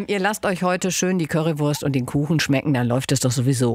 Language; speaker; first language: German; native; German